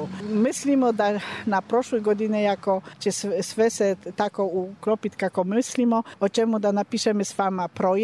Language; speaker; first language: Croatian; non-native, learner; Polish